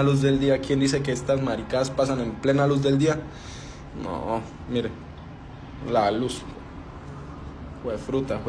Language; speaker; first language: Spanish; native; Spanish